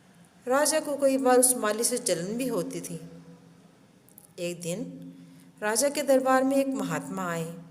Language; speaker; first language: Hindi; native; Hindi